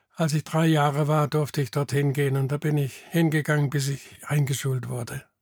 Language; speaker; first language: German; native; German